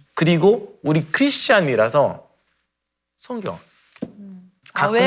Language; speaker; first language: Korean; non-native, fluent; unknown